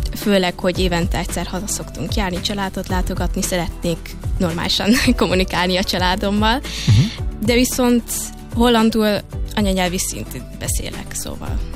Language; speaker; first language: Hungarian; early bilingual, heritage; Hungarian